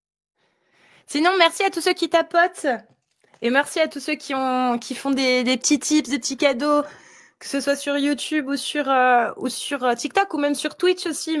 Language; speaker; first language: French; native; French